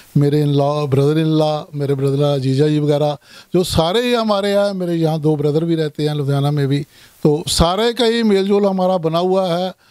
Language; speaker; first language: Hindi; non-native, local second language; Punjabi